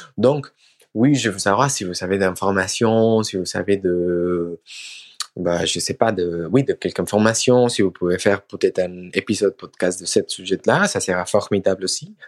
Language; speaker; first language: French; non-native, learner; Spanish